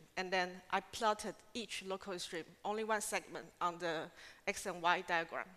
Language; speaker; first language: English; non-native, fluent; Chinese